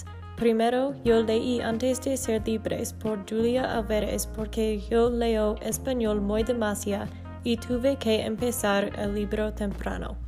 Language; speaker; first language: Spanish; non-native, learner; English